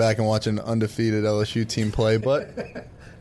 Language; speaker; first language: English; native; English